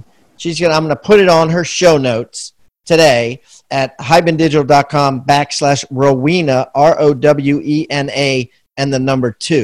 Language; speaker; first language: English; native; English